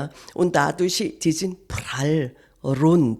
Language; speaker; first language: German; non-native, fluent; Korean